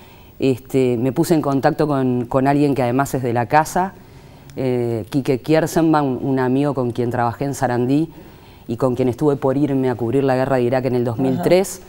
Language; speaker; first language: Spanish; native; Spanish